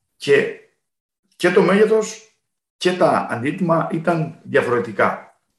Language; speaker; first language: Greek; native; Greek